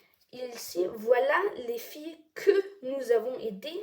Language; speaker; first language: French; non-native, learner; German